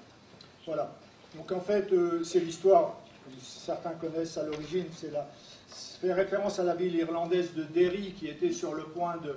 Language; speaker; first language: French; native; French